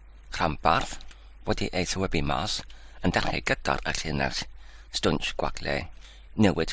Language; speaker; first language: Welsh; non-native, learner; English